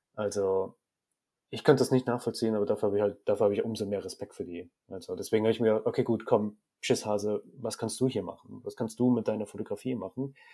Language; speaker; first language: German; native; German